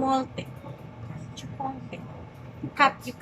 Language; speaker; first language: English; non-native, learner; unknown